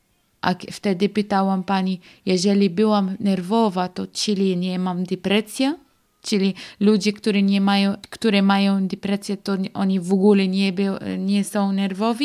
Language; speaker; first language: Polish; non-native, learner; Arabic